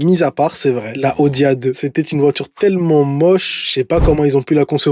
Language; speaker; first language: French; native; French